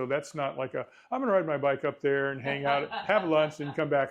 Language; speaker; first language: English; native; English